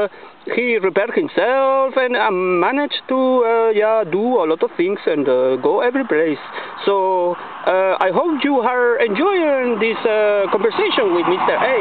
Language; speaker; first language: English; non-native, learner; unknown